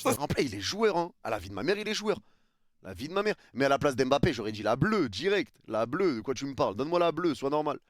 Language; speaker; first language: French; early bilingual, other home language; Arabic